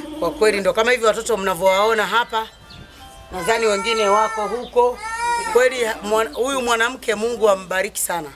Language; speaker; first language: Swahili; native; Swahili